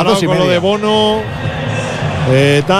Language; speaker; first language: Spanish; native; Spanish